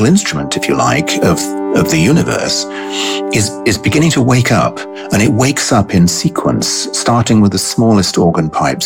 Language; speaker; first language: English; native; English